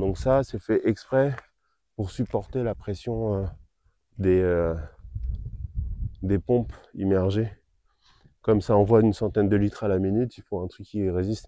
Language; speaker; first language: French; native; French